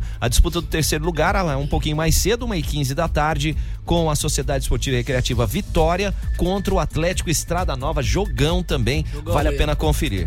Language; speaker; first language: Portuguese; native; Portuguese